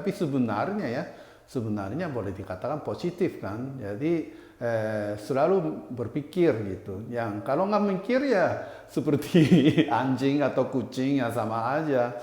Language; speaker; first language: Indonesian; non-native, fluent; Japanese